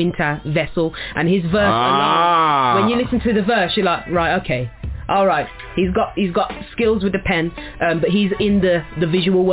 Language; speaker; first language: English; native; English